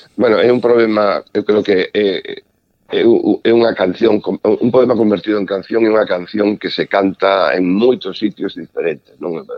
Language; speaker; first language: Galician; native; Galician